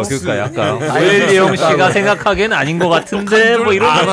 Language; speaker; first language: Korean; native; Korean